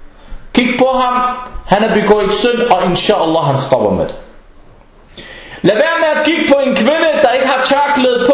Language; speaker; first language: Danish; non-native, local second language; Arabic